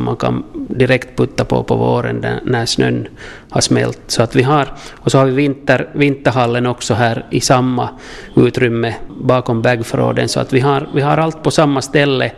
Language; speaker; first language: Swedish; native; Swedish